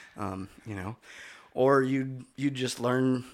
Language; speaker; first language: English; native; English